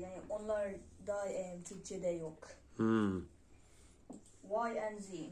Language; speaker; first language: Turkish; non-native, learner; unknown